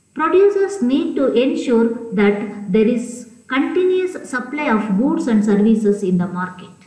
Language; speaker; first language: English; non-native, local second language; Kannada